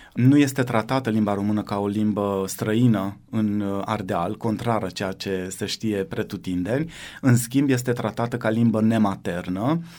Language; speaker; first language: Romanian; native; Romanian